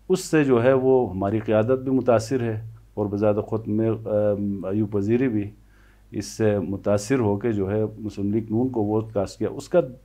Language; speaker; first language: Urdu; non-native, local second language; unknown